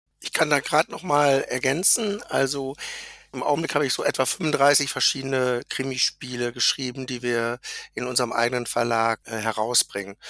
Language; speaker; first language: German; native; German